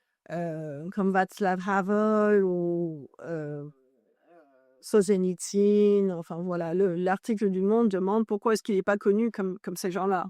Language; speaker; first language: French; non-native, fluent; English